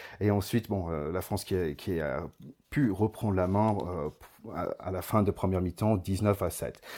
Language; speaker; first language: French; non-native, fluent; English